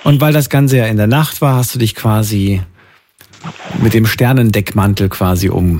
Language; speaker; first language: German; native; German